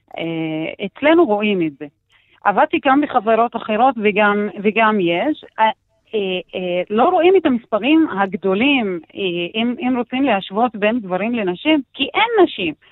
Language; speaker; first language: Hebrew; non-native, local second language; Arabic